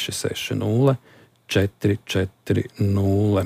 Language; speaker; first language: Latvian; native; Latvian